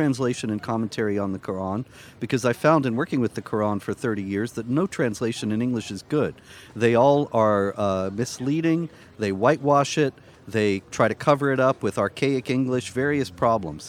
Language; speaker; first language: English; native; English